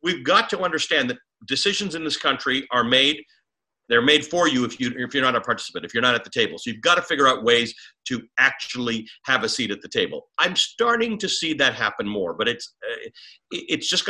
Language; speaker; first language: English; native; English